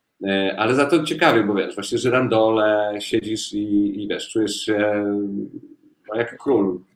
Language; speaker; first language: Polish; native; Polish